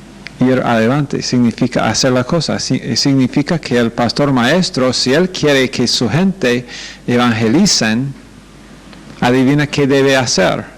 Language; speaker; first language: Spanish; non-native, fluent; English